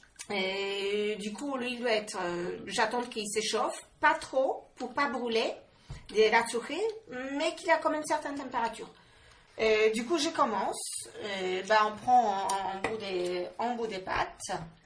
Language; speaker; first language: French; non-native, fluent; Polish